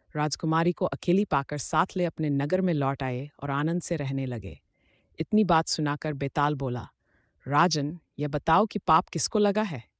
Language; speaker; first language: Hindi; native; Hindi